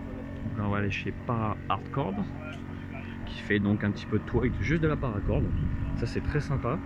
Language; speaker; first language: French; native; French